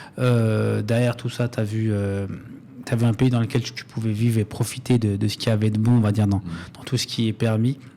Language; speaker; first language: French; native; French